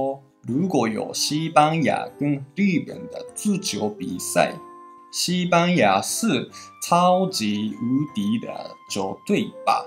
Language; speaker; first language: Chinese; non-native, fluent; Japanese